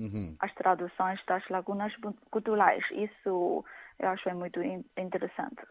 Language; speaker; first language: Portuguese; non-native, fluent; Chinese